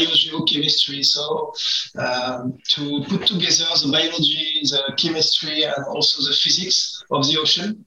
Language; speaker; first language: English; non-native, learner; French